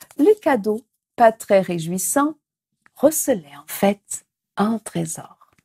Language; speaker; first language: French; non-native, fluent; Portuguese